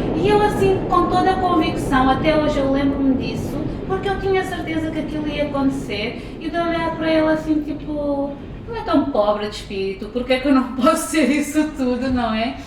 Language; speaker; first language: Portuguese; non-native, local second language; Kabuverdianu